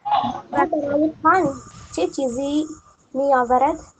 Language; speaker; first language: Persian; non-native, learner; Urdu